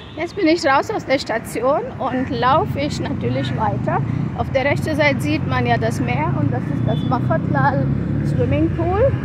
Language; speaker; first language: German; non-native, fluent; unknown